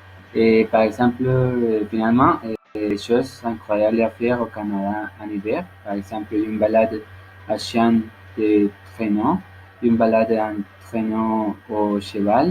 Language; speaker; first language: French; non-native, learner; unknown